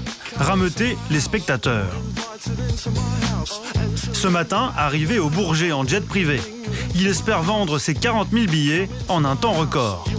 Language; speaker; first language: French; native; French